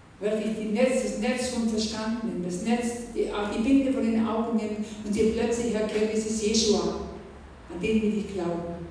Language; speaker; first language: German; non-native, fluent; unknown